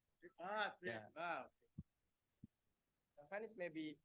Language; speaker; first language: English; non-native, learner; Indonesian